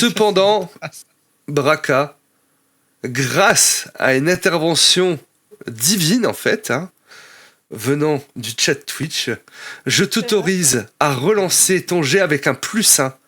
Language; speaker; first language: French; native; French